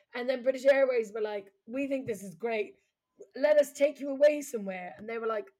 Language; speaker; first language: English; native; English